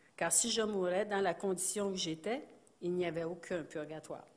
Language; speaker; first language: French; native; French